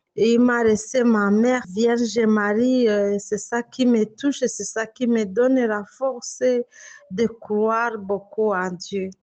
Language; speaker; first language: French; non-native, local second language; Swahili